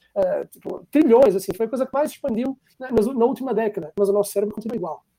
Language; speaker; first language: Portuguese; native; Portuguese